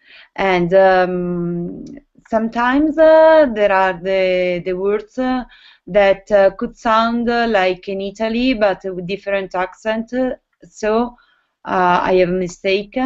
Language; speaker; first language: English; non-native, learner; Italian